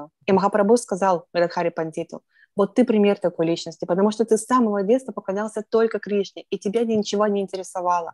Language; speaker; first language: Russian; native; Russian